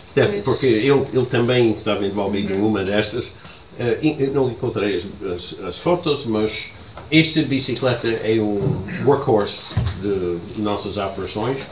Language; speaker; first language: Portuguese; non-native, learner; English